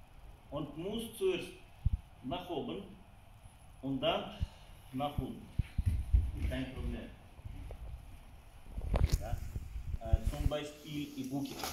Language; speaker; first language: German; non-native, learner; Russian